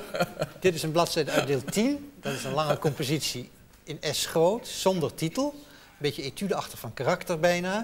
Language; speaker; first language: Dutch; native; Dutch